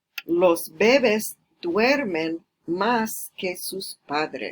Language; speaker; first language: Spanish; non-native, fluent; English